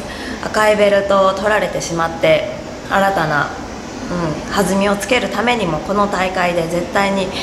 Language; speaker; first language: Japanese; native; Japanese